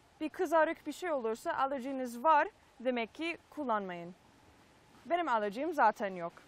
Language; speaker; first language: Turkish; non-native, fluent; English